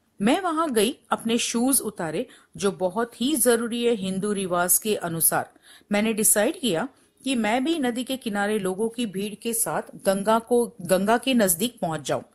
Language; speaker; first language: Hindi; non-native, local second language; Gujarati